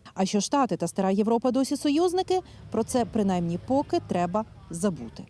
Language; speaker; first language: Ukrainian; native; Ukrainian